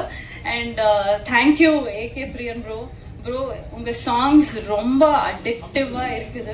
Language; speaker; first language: Tamil; non-native, learner; Kannada